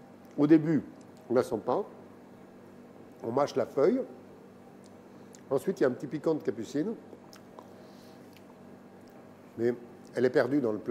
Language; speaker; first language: French; native; French